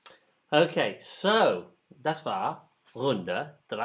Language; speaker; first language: German; non-native, learner; English